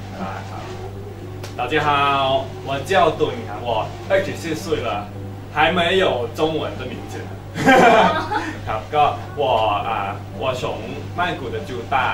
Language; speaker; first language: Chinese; non-native, learner; Thai